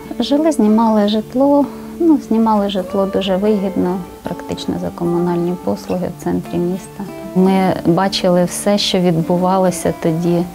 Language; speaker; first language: Ukrainian; native; Ukrainian